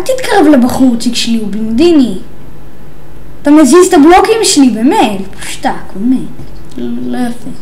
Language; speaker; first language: Hebrew; native; Hebrew